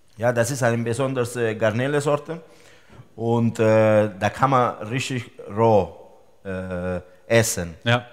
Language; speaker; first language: German; non-native, learner; Italian